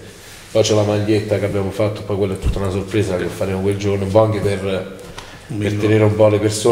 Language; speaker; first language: Italian; native; Italian